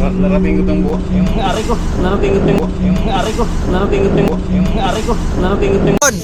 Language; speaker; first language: Filipino; native; Filipino